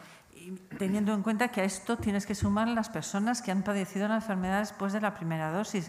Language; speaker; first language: Spanish; native; Spanish